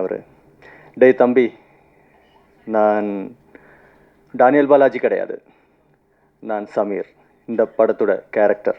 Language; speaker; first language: Tamil; non-native, learner; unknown